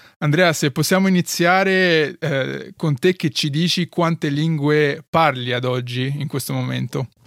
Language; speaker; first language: Italian; early bilingual, other home language; Arabic